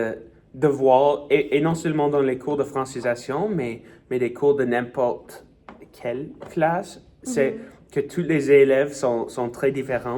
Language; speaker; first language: French; non-native, learner; English